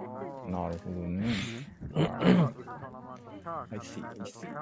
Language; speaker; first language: Japanese; native; Japanese